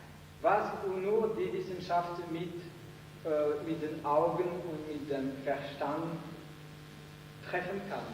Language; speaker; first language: German; non-native, fluent; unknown